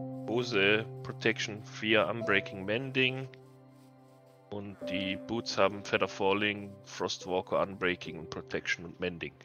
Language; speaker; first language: German; native; German